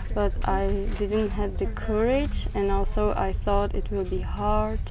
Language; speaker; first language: English; non-native, fluent; Czech